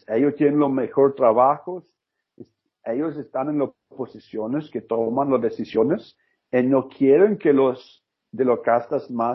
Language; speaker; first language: Spanish; non-native, learner; Norwegian